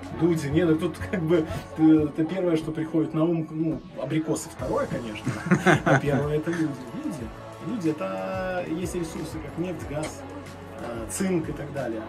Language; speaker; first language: Russian; native; Russian